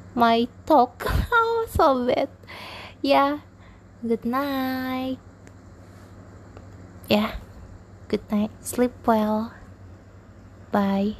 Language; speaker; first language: English; non-native, learner; Indonesian